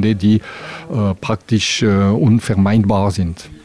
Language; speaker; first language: German; non-native, local second language; French